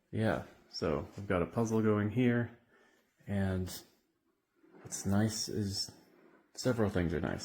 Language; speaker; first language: English; native; English